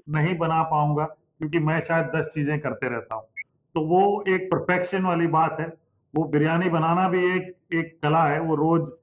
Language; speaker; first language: Hindi; non-native, local second language; Punjabi